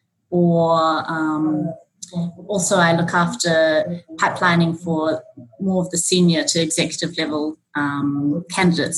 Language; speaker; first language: English; native; English